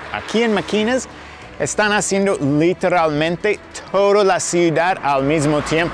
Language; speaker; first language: Spanish; non-native, fluent; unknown